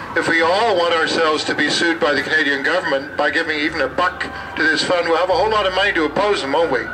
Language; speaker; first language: English; native; English